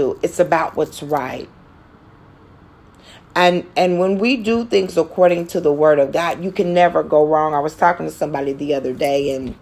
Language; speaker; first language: English; native; English